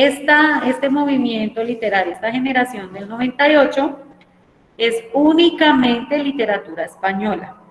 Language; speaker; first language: Spanish; native; Spanish